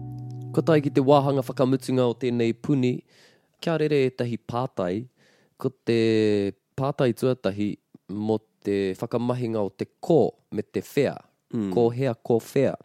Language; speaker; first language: Māori; non-native, local second language; English